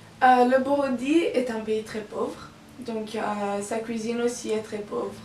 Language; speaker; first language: French; non-native, local second language; Italian